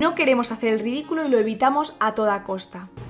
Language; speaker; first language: Spanish; native; Spanish